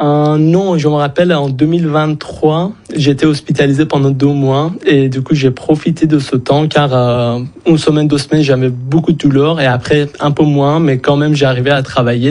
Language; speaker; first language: French; non-native, fluent; Persian